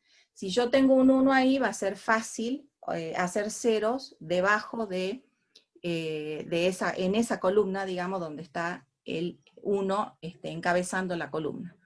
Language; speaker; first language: Spanish; native; Spanish